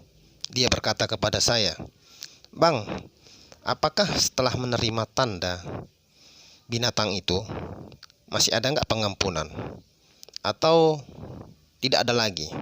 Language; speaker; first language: Indonesian; native; Indonesian